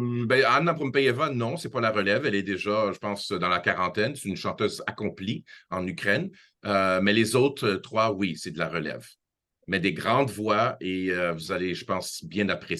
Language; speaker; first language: French; early bilingual, other home language; Ukrainian